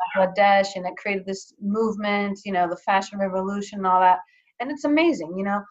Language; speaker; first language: English; early bilingual, other home language; Greek